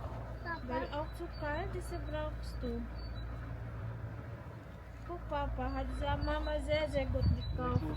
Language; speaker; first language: German; non-native, learner; Filipino